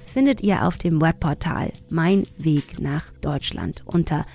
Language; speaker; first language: German; early bilingual, other home language; Tigrinya